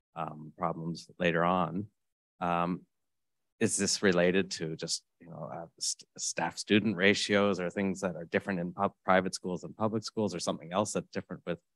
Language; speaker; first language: English; native; English